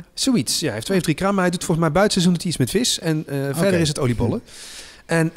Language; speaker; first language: Dutch; native; Dutch